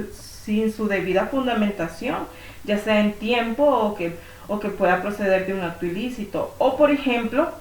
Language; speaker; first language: Spanish; native; Spanish